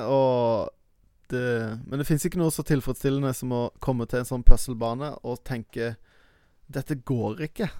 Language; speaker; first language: Norwegian; native; Norwegian